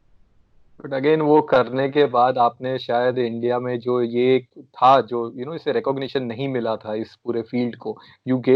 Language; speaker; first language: Hindi; native; Hindi